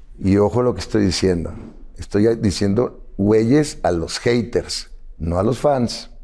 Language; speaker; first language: Spanish; native; Spanish